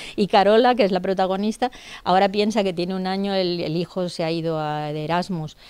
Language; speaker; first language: Spanish; native; Spanish